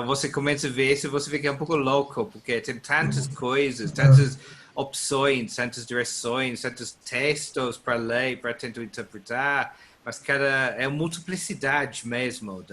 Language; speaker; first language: Portuguese; non-native, learner; English